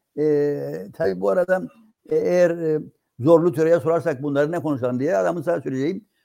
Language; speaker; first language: Turkish; native; Turkish